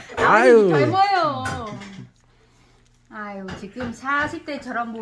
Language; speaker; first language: Korean; non-native, learner; Vietnamese